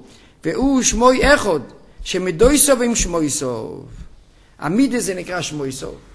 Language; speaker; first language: Hebrew; non-native, fluent; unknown